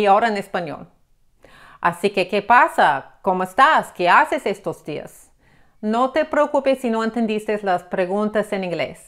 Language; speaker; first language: Spanish; non-native, fluent; English